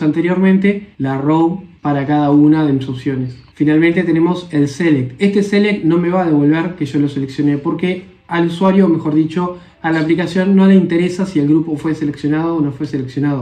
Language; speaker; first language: Spanish; native; Spanish